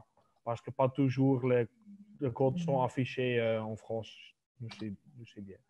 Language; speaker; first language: French; non-native, local second language; Dutch